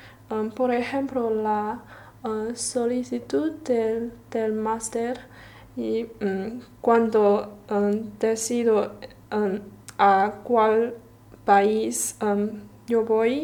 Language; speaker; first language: Spanish; non-native, learner; Chinese